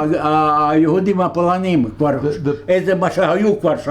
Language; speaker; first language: Hebrew; non-native, fluent; Yiddish